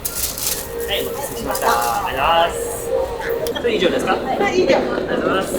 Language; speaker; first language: Japanese; non-native, learner; English